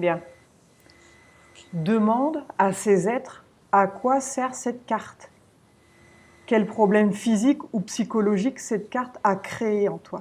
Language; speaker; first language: French; native; French